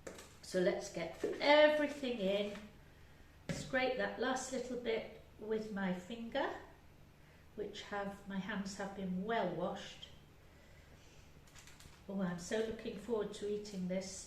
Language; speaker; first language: English; native; English